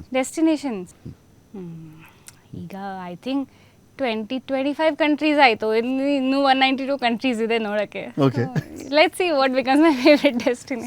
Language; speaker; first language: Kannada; non-native, fluent; Hindi